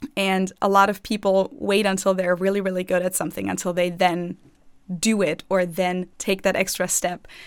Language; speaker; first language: English; non-native, fluent; German